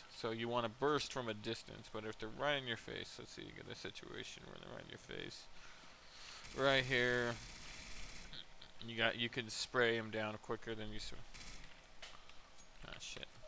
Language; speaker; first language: English; native; English